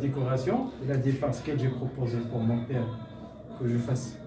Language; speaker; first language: French; non-native, local second language; Arabic